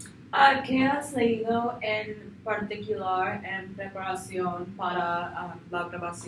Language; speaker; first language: Spanish; non-native, learner; English